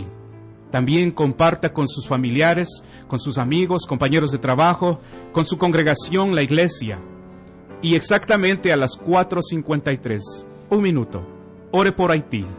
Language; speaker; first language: Spanish; native; Spanish